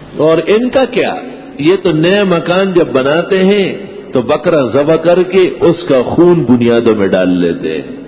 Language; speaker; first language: Urdu; non-native, local second language; Pashto